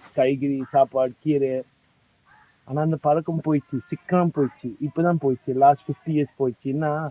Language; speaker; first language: Tamil; non-native, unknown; English